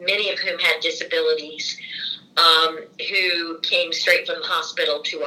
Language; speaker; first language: English; native; English